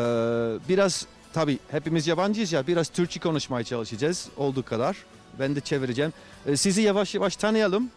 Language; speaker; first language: Turkish; non-native, fluent; English